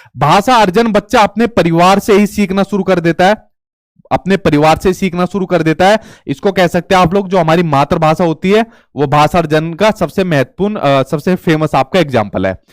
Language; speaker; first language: Hindi; native; Hindi